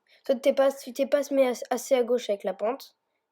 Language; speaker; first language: French; native; French